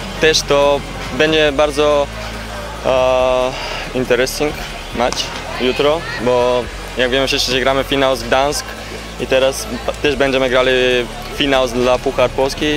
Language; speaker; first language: Polish; non-native, learner; Bulgarian